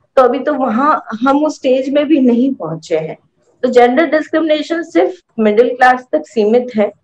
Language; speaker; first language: Hindi; native; Hindi